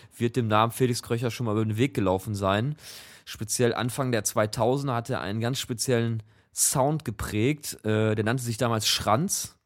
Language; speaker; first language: German; native; German